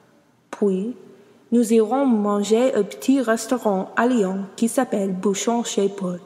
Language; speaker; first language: French; non-native, learner; English